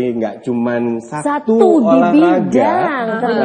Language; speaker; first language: Indonesian; native; Indonesian